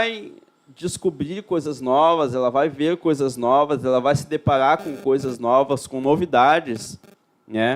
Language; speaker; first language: Portuguese; native; Portuguese